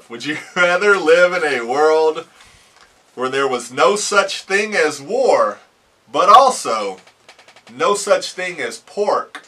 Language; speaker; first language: English; native; English